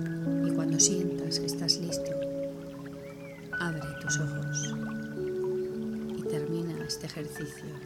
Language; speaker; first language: Spanish; native; Spanish